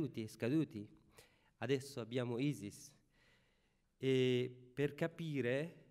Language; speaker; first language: Italian; non-native, fluent; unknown